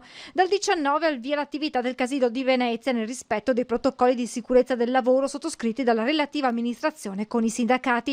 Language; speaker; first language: Italian; native; Italian